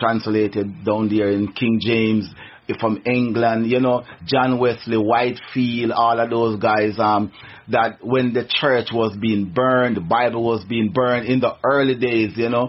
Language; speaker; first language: English; non-native, local second language; Jamaican Creole English